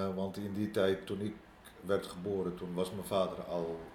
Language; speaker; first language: Dutch; early bilingual, other home language; Arabic